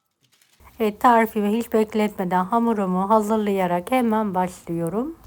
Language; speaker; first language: Turkish; native; Turkish